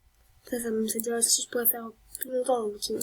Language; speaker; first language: French; native; French